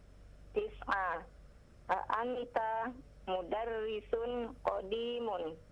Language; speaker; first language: Arabic; non-native, learner; Indonesian